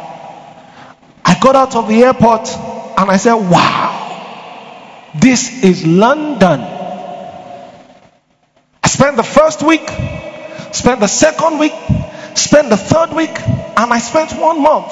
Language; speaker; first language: English; non-native, local second language; Yoruba